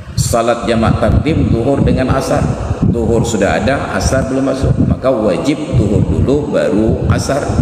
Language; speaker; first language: Malay; non-native, local second language; Achinese